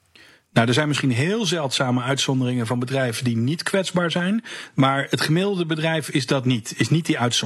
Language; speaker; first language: Dutch; native; Dutch